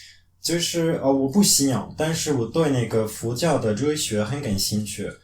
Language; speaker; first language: Chinese; non-native, fluent; French